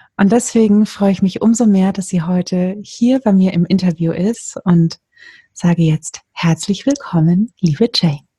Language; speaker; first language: German; native; German